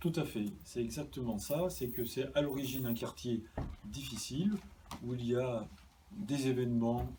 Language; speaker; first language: French; native; French